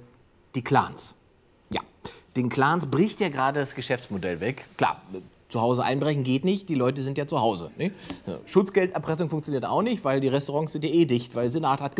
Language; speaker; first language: German; native; German